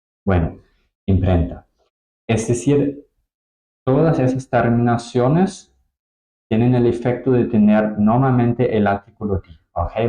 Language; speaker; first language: Spanish; non-native, fluent; German